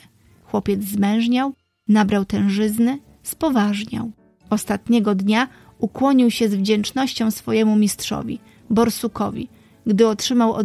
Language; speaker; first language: Polish; native; Polish